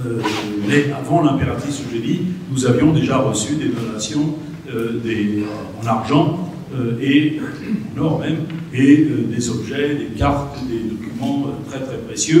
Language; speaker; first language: French; native; French